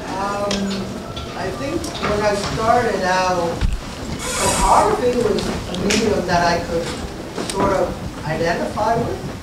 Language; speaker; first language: English; early bilingual, other home language; Vietnamese